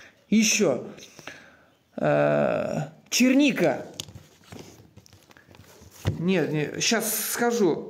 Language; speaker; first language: Russian; non-native, local second language; Uzbek